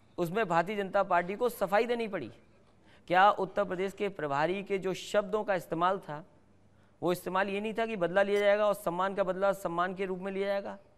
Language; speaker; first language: Hindi; native; Hindi